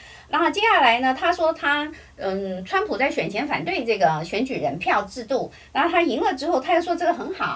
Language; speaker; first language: Chinese; native; Chinese